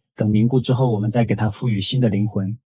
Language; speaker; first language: Chinese; native; Chinese